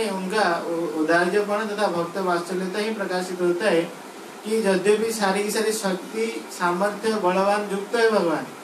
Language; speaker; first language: Hindi; non-native, local second language; Odia